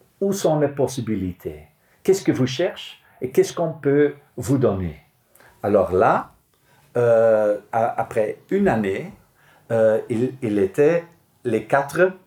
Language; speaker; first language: French; non-native, local second language; Dutch